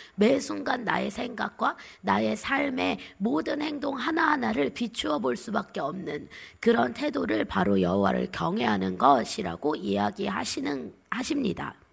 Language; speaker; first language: Korean; native; Korean